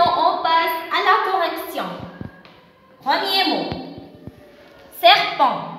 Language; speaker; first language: French; non-native, local second language; Arabic